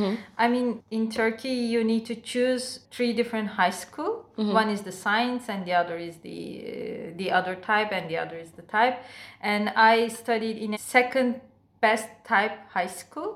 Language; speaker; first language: English; non-native, fluent; Turkish